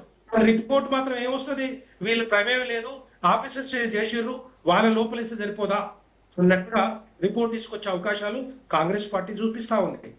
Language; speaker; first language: Telugu; native; Telugu